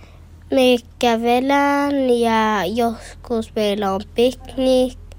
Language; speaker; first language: Finnish; early bilingual, heritage; Finnish